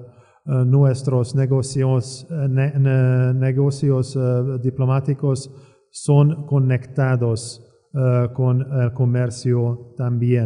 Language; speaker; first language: Spanish; non-native, fluent; Hungarian